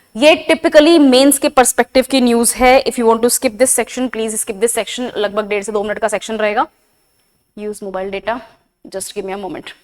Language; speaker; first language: Hindi; native; Hindi